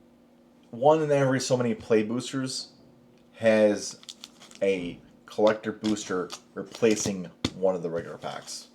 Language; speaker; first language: English; native; English